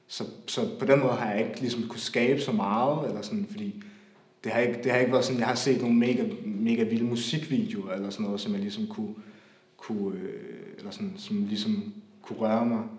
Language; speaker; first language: Danish; native; Danish